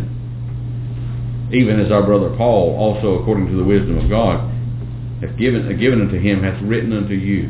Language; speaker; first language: English; native; English